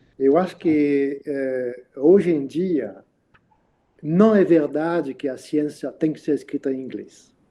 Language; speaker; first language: Portuguese; non-native, fluent; French